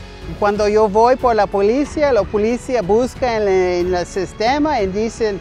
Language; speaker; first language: Spanish; non-native, learner; English